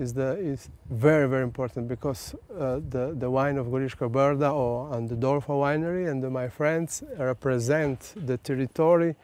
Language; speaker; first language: English; non-native, learner; Slovenian